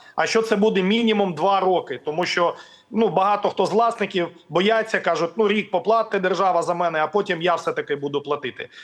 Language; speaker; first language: Ukrainian; native; Ukrainian